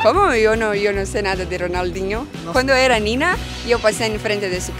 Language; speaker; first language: Spanish; non-native, fluent; Portuguese